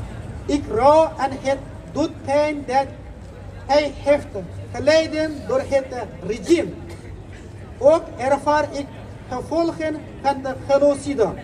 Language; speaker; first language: Dutch; non-native, learner; Uyghur